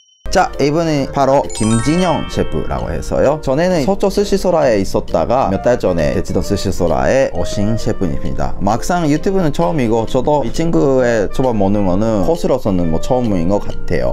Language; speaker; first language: Korean; non-native, fluent; Japanese